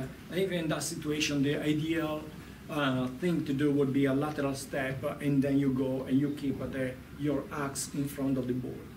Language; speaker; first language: English; non-native, fluent; Italian